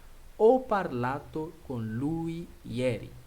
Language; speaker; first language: Italian; non-native, fluent; Portuguese